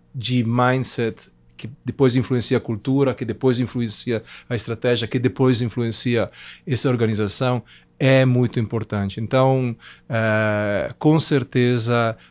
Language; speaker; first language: Portuguese; non-native, fluent; Italian